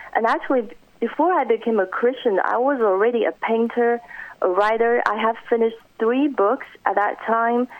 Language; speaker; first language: English; non-native, fluent; Chinese